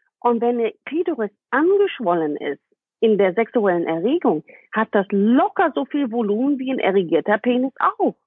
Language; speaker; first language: German; non-native, fluent; English